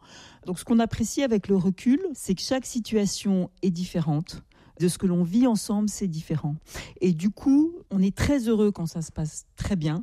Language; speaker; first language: French; native; French